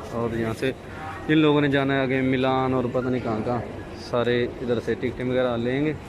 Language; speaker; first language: Urdu; non-native, local second language; Punjabi